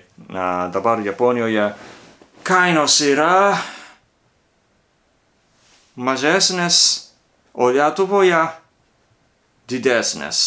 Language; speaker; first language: Lithuanian; non-native, learner; Japanese